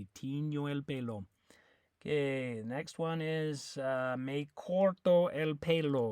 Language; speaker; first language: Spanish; non-native, fluent; English